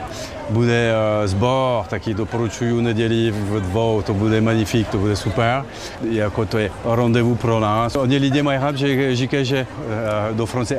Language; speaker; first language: Czech; non-native, learner; French